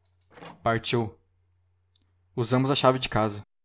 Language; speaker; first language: Portuguese; native; Portuguese